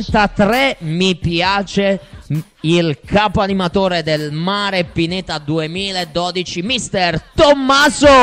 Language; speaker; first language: Italian; native; Italian